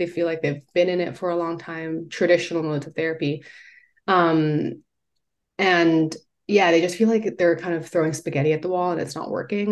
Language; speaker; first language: English; non-native, local second language; Cantonese